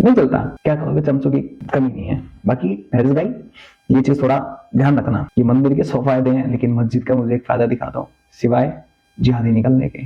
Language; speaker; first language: Hindi; native; Hindi